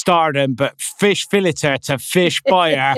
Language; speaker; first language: English; native; English